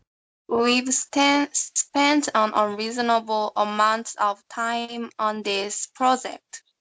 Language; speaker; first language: English; non-native, learner; Korean